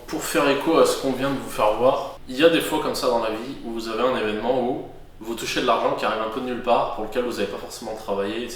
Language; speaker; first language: French; native; French